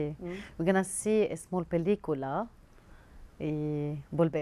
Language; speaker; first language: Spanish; non-native, learner; Arabic